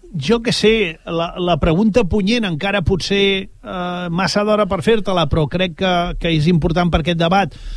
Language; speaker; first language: Catalan; native; Catalan